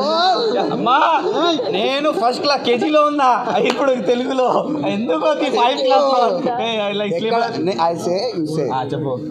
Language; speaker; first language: Telugu; non-native, learner; Hindi